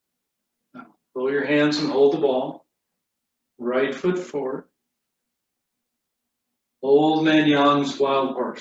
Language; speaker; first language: English; native; English